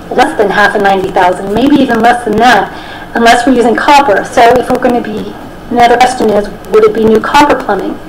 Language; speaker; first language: English; native; English